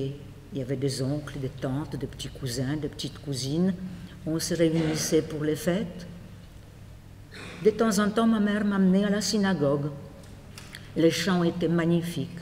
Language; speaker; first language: French; non-native, fluent; Polish